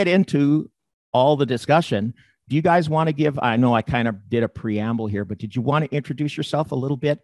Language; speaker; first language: English; native; English